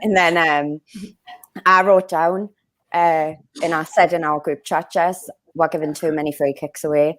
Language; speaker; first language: English; native; English